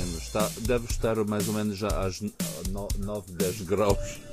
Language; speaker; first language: Portuguese; early bilingual, heritage; French